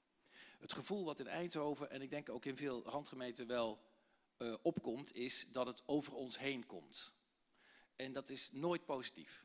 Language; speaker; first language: Dutch; native; Dutch